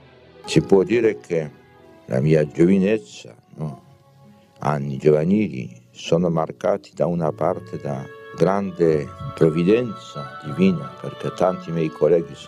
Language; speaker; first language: Italian; non-native, fluent; Polish